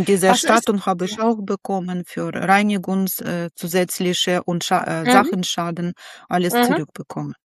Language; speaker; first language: German; non-native, learner; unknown